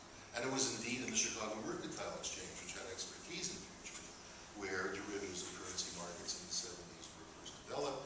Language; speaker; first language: English; native; English